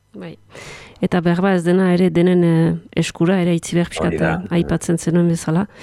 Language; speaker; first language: Basque; native; Basque